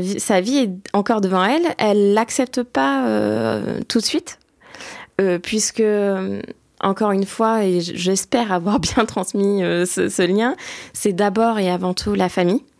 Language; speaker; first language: French; early bilingual, other home language; Turkish